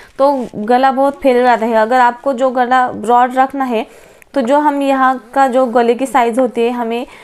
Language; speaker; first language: Hindi; non-native, local second language; Marathi